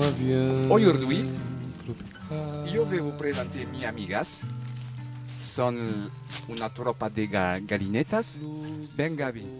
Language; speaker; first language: Spanish; non-native, learner; French